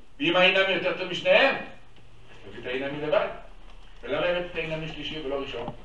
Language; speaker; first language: Hebrew; native; Hebrew